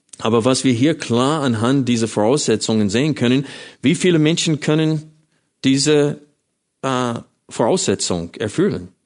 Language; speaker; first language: German; non-native, fluent; English